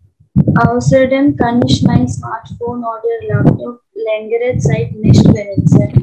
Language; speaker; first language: German; non-native, learner; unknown